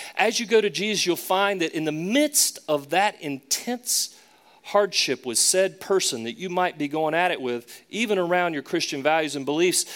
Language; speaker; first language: English; native; English